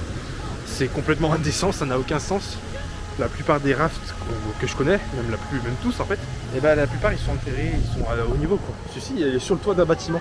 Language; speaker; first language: French; native; French